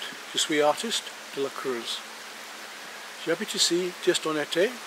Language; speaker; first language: French; non-native, learner; English